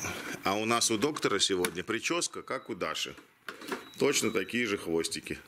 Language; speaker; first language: Russian; native; Russian